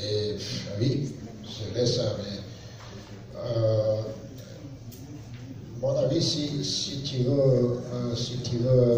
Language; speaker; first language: French; non-native, learner; Serbian